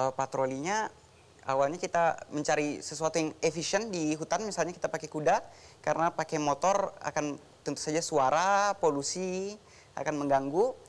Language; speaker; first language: Indonesian; native; Indonesian